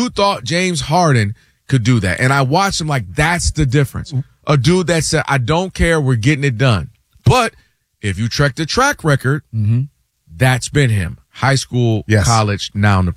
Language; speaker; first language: English; native; English